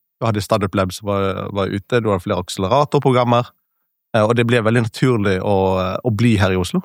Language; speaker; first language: Norwegian; native; Norwegian